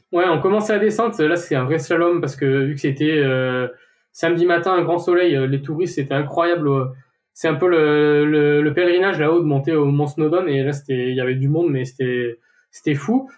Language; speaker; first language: French; native; French